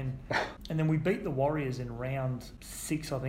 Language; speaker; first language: English; native; English